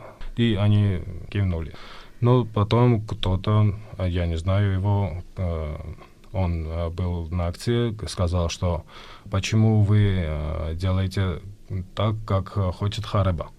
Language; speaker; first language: Russian; non-native, fluent; Georgian